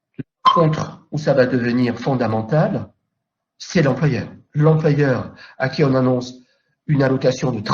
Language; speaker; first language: French; native; French